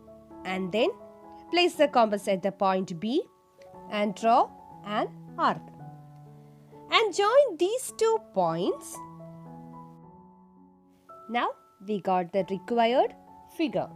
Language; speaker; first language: English; non-native, local second language; Malayalam